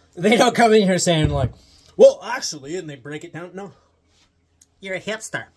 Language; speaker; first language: English; native; English